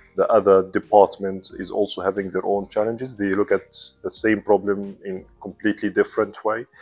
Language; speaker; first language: English; non-native, fluent; Arabic